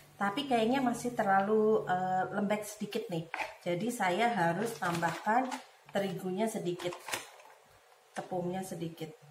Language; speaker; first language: Indonesian; native; Indonesian